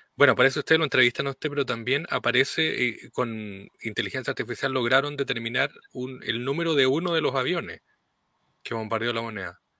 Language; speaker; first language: Spanish; native; Spanish